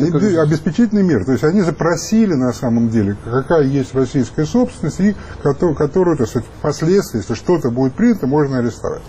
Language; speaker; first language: Russian; native; Russian